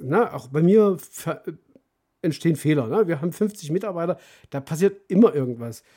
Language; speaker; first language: German; native; German